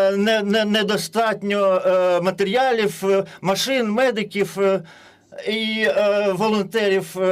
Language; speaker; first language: Ukrainian; non-native, learner; German